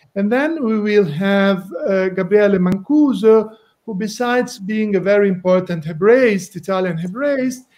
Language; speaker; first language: English; non-native, fluent; Italian